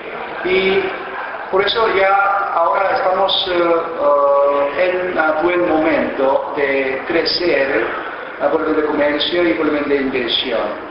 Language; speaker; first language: Spanish; non-native, fluent; Korean